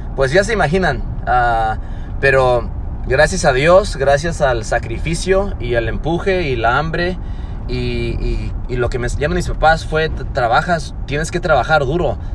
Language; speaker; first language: Spanish; early bilingual, heritage; Spanish